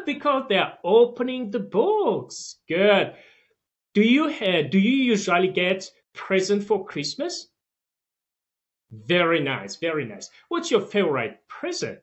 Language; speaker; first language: English; non-native, fluent; Tajik